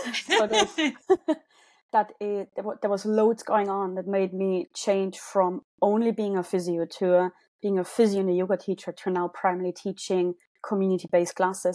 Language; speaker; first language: English; non-native, fluent; German